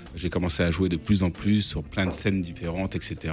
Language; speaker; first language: French; native; French